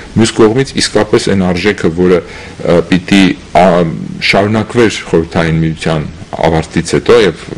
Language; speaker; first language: Armenian; native; Armenian